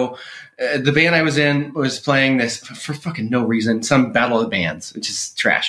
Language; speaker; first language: English; native; English